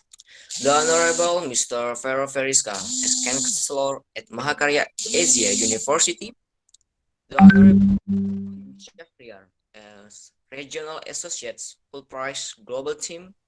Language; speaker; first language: English; non-native, learner; Indonesian